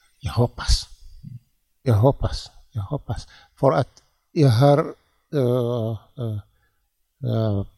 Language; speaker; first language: Swedish; non-native, learner; Tigrinya